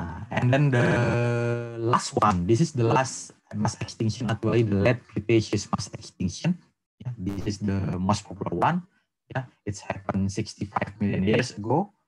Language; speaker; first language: English; non-native, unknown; Indonesian